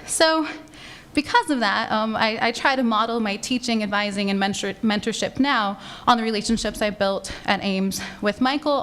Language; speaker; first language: English; native; English